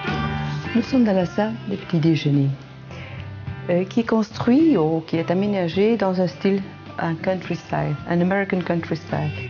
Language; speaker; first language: French; non-native, local second language; Dutch